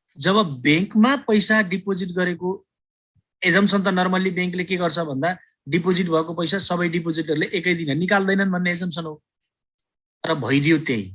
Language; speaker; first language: Nepali; native; Nepali